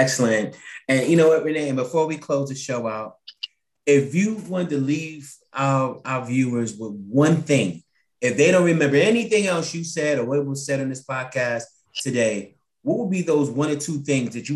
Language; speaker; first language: English; native; English